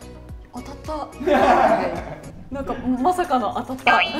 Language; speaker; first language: Japanese; native; Japanese